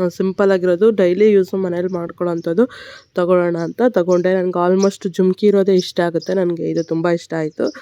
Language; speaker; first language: Kannada; native; Kannada